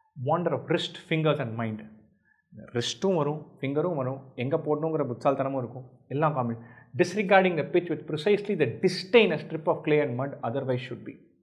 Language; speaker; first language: English; non-native, local second language; Tamil